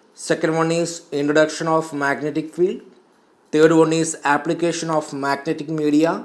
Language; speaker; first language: English; non-native, local second language; Malayalam